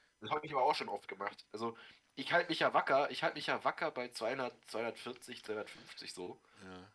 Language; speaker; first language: German; native; German